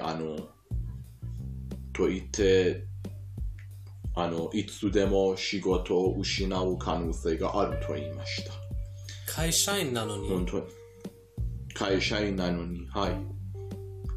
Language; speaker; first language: Japanese; non-native, fluent; Persian